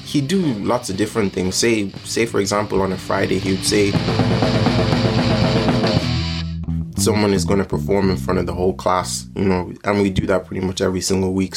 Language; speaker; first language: English; native; English